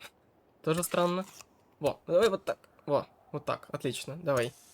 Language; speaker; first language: Russian; native; Russian